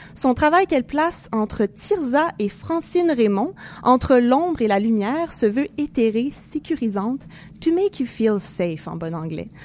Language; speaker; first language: French; native; French